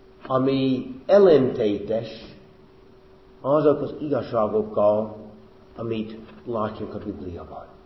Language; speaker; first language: Hungarian; non-native, fluent; English